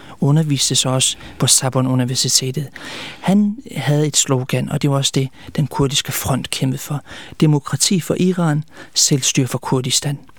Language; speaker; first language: Danish; early bilingual, other home language; Kurdish